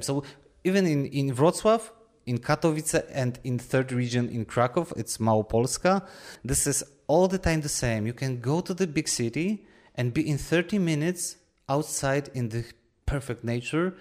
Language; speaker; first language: English; non-native, fluent; Polish